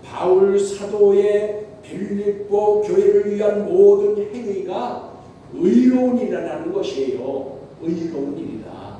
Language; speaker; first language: Korean; native; Korean